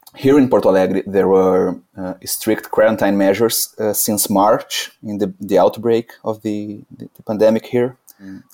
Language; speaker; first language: English; non-native, fluent; Portuguese